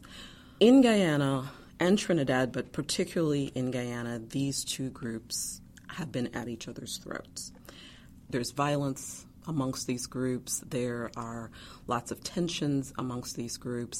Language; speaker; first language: English; early bilingual, other home language; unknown